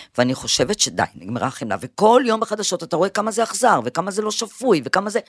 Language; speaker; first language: Hebrew; early bilingual, other home language; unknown